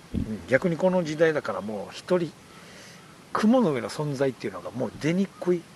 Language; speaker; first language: Japanese; native; Japanese